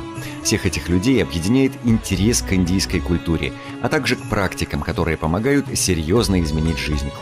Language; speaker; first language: Russian; native; Russian